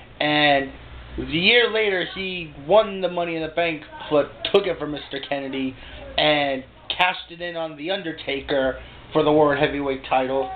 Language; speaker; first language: English; native; English